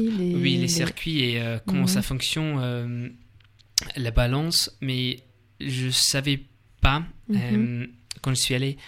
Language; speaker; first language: French; non-native, learner; English